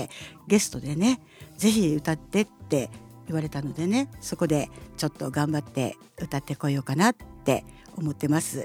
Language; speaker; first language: Japanese; native; Japanese